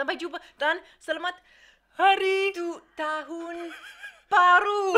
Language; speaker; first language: Indonesian; non-native, learner; English